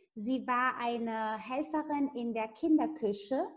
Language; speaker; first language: German; non-native, fluent; Italian